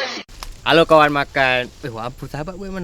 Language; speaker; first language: Indonesian; native; Indonesian